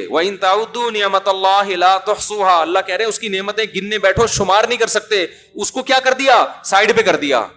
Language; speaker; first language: Urdu; native; Urdu